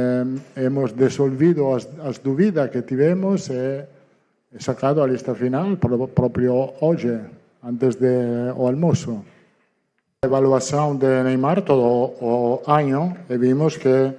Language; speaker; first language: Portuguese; non-native, learner; Italian